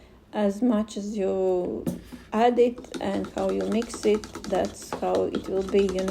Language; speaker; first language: English; non-native, fluent; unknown